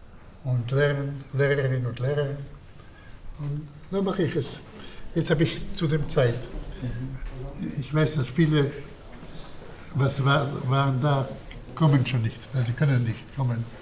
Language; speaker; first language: German; non-native, fluent; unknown